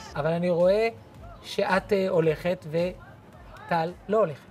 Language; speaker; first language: Hebrew; native; Hebrew